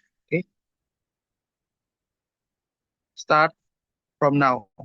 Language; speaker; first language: English; non-native, learner; Indonesian